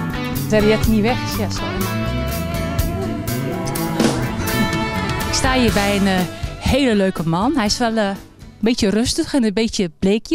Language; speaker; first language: Dutch; native; Dutch